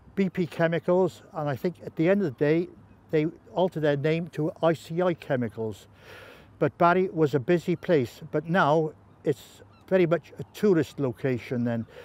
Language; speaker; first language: English; native; English